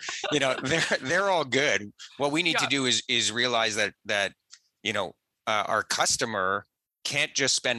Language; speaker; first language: English; native; English